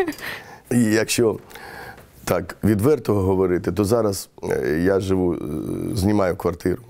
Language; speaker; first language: Ukrainian; non-native, local second language; Romany